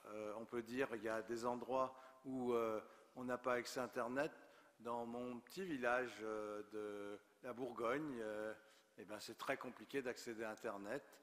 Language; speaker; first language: French; native; French